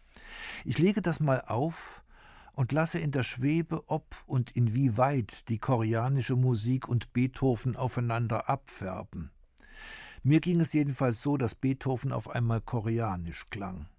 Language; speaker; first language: German; native; German